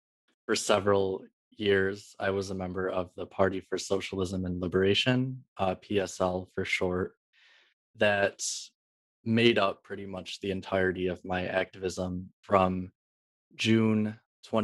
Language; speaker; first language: English; native; English